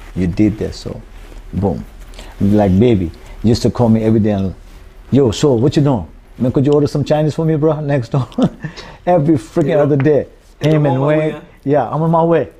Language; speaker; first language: English; non-native, local second language; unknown